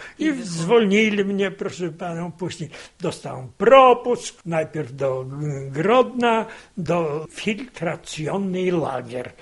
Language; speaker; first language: Polish; native; Polish